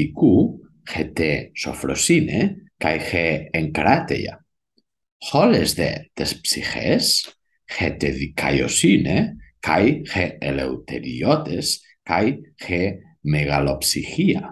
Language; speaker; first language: Greek; non-native, learner; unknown